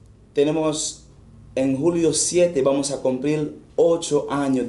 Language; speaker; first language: Spanish; non-native, fluent; Haitian Creole